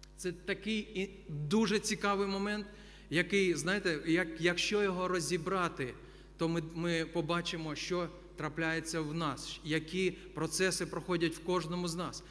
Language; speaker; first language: Ukrainian; non-native, local second language; Russian